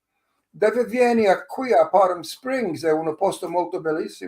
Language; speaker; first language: Italian; early bilingual, heritage; English